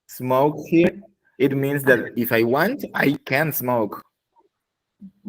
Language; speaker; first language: English; non-native, learner; Spanish